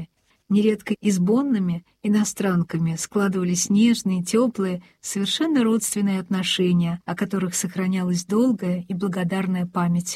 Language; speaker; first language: Russian; native; Russian